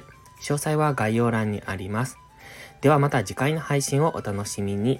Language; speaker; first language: Japanese; native; Japanese